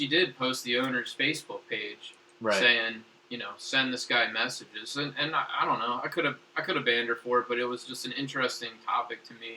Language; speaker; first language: English; native; English